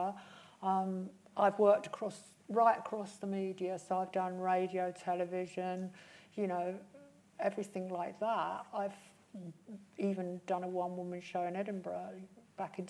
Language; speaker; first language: English; native; English